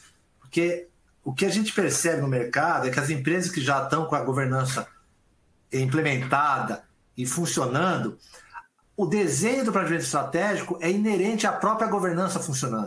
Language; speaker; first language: Portuguese; native; Portuguese